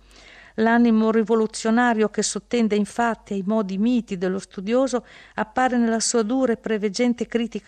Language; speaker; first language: Italian; native; Italian